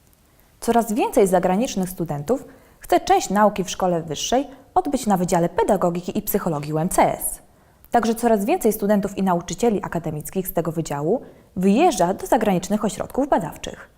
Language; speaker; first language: Polish; native; Polish